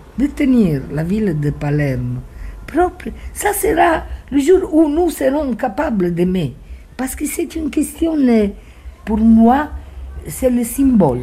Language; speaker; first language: French; non-native, fluent; Italian